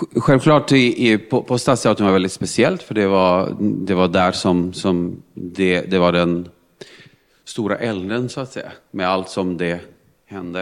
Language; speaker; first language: Swedish; non-native, fluent; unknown